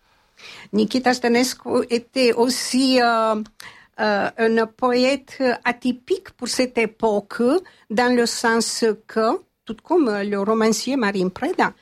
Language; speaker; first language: French; non-native, fluent; Romanian